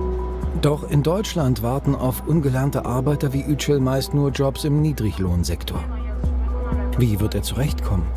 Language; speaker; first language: German; native; German